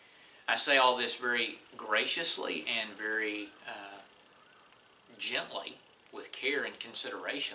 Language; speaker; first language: English; native; English